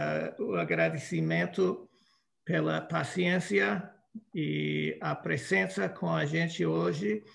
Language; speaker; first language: Portuguese; non-native, fluent; English